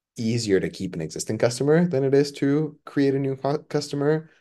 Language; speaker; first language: English; non-native, fluent; Spanish